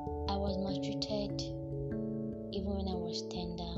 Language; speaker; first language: English; non-native, local second language; Igbo